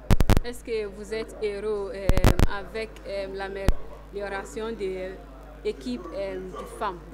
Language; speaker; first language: French; non-native, learner; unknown